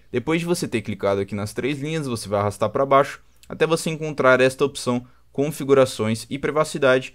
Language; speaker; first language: Portuguese; native; Portuguese